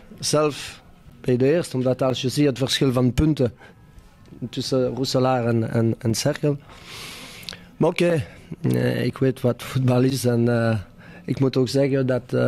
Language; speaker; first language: Dutch; non-native, fluent; French